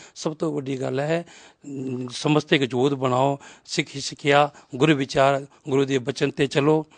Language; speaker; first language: Punjabi; non-native, local second language; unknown